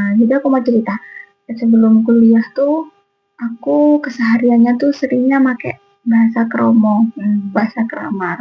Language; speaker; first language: Indonesian; non-native, local second language; Javanese